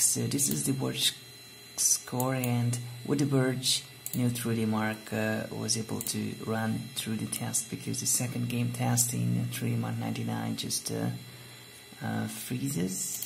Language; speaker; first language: English; non-native, fluent; Hungarian